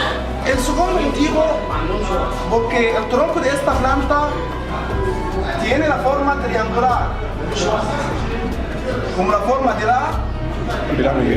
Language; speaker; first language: Spanish; non-native, learner; Arabic